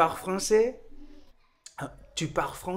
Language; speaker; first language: French; non-native, fluent; Portuguese